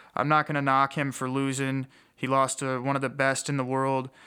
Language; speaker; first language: English; native; English